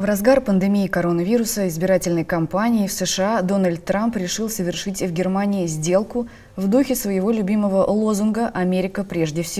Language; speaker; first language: Russian; native; Russian